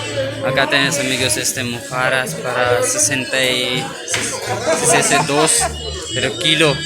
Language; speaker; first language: Spanish; non-native, learner; Urdu